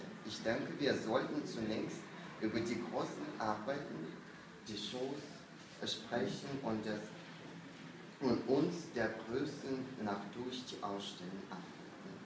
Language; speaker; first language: German; non-native, fluent; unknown